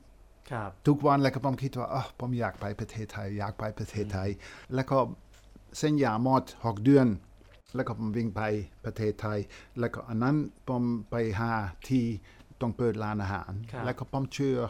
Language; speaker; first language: Thai; non-native, fluent; Dutch